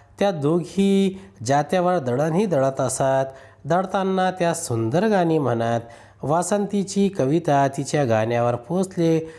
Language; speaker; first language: Marathi; non-native, local second language; Urdu